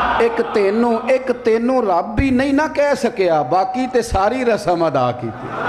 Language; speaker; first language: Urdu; non-native, local second language; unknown